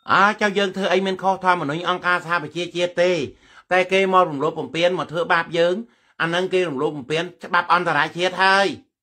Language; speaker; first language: Khmer; native; Khmer